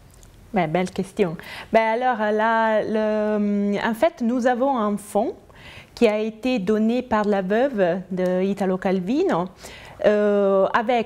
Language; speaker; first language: French; non-native, fluent; Italian